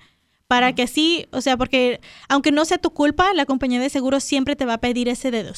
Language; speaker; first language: Spanish; native; Spanish